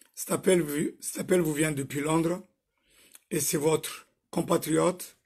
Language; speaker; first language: French; non-native, local second language; Somali